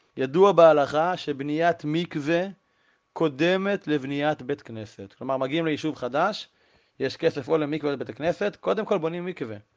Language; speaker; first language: Hebrew; native; Hebrew